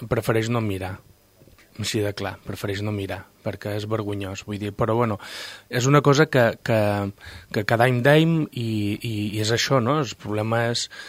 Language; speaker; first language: Catalan; native; Catalan